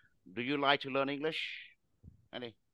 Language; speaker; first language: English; non-native, fluent; Vietnamese